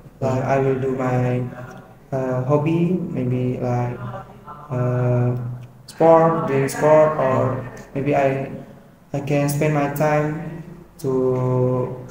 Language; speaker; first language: English; non-native, learner; Indonesian